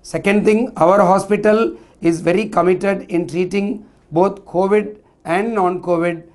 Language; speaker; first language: English; non-native, local second language; Tamil